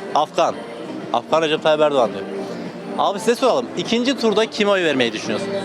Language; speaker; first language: Turkish; native; Turkish